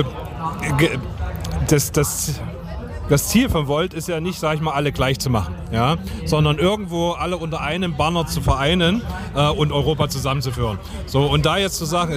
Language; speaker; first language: German; native; German